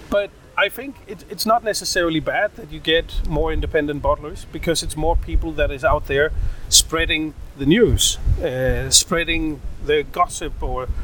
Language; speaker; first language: English; non-native, fluent; Danish